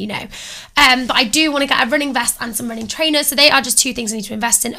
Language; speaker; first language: English; native; English